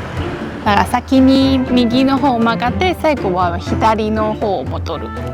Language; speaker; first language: Japanese; non-native, fluent; Chinese